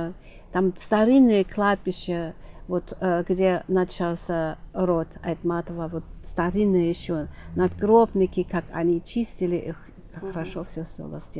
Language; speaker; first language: Russian; non-native, fluent; German